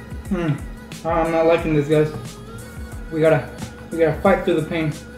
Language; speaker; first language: English; early bilingual, other home language; Spanish